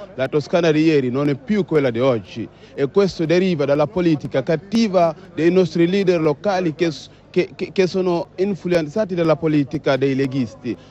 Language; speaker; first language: Italian; non-native, fluent; Wolof